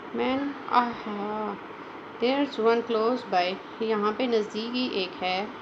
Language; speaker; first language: Urdu; native; Urdu